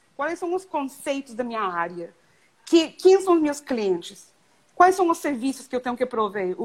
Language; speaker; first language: Portuguese; non-native, fluent; English